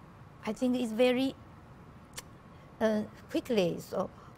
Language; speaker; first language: English; non-native, learner; Chinese